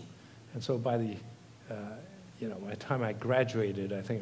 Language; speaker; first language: English; non-native, local second language; Tamil